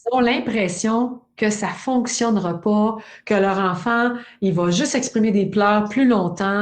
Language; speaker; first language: French; native; French